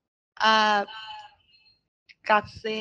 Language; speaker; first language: Japanese; non-native, learner; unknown